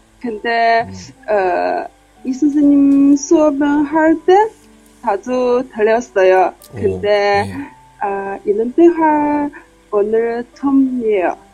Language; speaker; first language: Korean; non-native, learner; Chinese